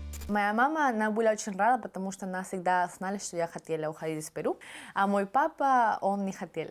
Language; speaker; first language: Russian; non-native, fluent; Spanish